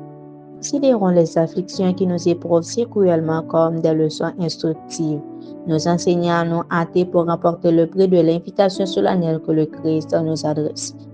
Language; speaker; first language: French; non-native, local second language; Haitian Creole